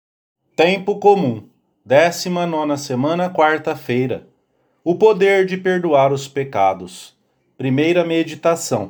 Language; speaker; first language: Portuguese; native; Portuguese